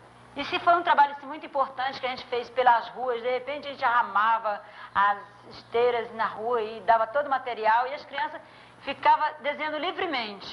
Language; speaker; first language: Portuguese; native; Portuguese